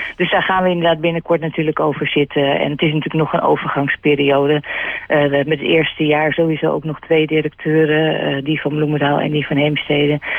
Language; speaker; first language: Dutch; native; Dutch